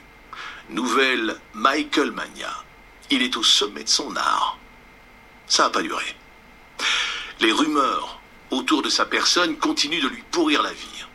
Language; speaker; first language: French; native; French